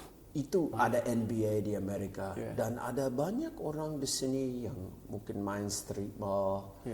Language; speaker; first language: Indonesian; non-native, fluent; English